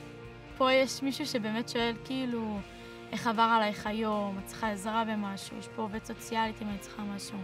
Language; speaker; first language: Hebrew; early bilingual, other home language; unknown